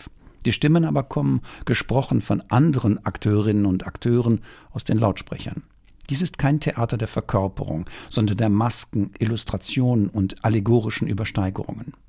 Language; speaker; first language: German; native; German